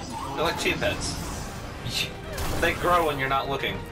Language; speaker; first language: English; native; English